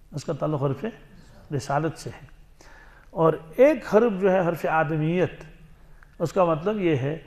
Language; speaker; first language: Urdu; non-native, local second language; Kashmiri